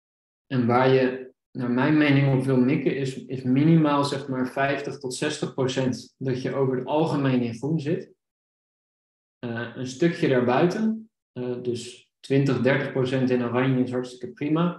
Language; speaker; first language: Dutch; native; Dutch